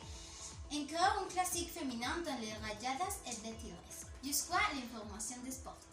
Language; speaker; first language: French; non-native, learner; Spanish